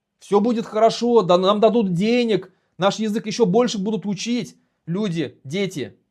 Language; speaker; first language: Russian; non-native, local second language; Bashkir